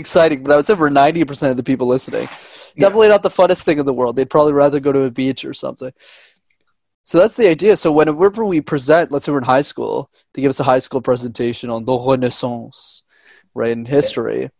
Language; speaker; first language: English; native; English